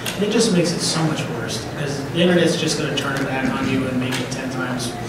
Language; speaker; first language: English; native; English